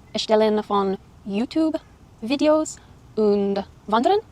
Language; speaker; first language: German; non-native, learner; English